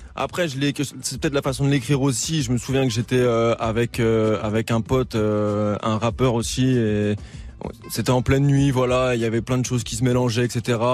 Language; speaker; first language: French; native; French